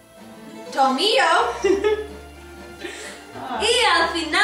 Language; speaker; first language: Spanish; non-native, learner; English